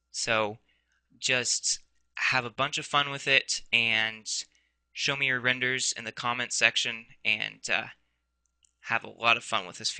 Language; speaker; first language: English; native; English